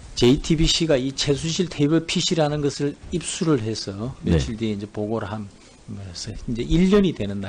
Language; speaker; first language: Korean; native; Korean